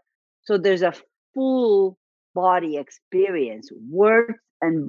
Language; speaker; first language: English; non-native, fluent; Spanish